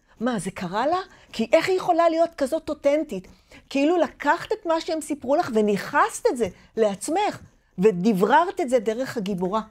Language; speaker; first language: Hebrew; native; Hebrew